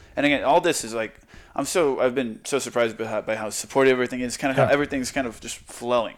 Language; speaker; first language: English; non-native, fluent; Croatian